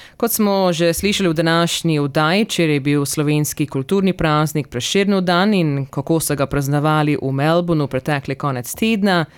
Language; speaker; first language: Slovenian; early bilingual, heritage; Slovenian